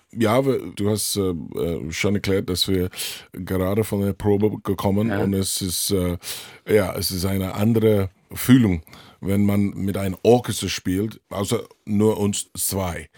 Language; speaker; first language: German; non-native, learner; English